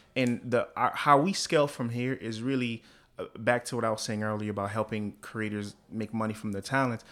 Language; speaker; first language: English; early bilingual, other home language; Haitian Creole